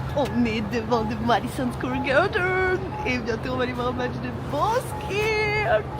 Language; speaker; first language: French; native; French